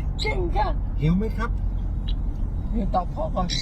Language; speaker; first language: Thai; native; Thai